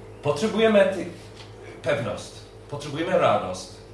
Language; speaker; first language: Czech; non-native, learner; English